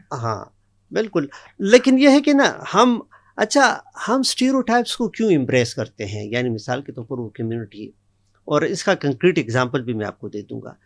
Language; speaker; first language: Urdu; non-native, local second language; Pashto